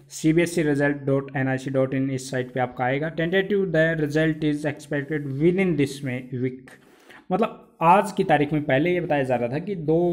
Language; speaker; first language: Hindi; native; Hindi